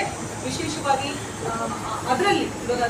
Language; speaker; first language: Kannada; native; Kannada